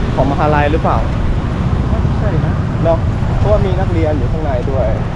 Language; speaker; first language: Thai; native; Thai